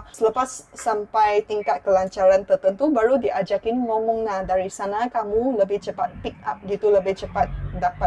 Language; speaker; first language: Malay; non-native, local second language; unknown